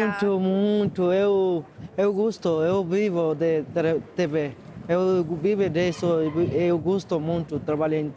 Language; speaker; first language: Portuguese; non-native, learner; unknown